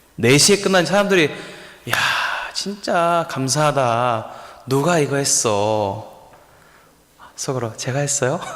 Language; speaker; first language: Korean; native; Korean